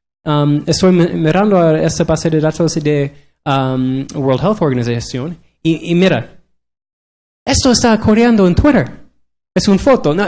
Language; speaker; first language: Spanish; non-native, learner; English